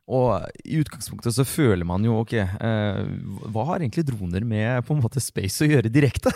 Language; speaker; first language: Norwegian; early bilingual, other home language; Russian